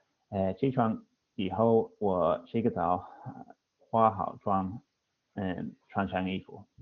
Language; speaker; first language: Chinese; non-native, fluent; English